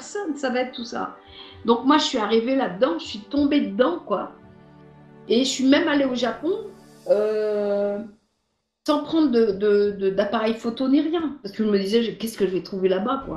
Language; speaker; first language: French; native; French